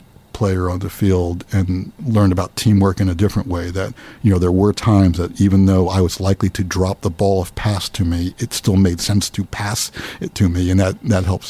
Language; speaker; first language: English; native; English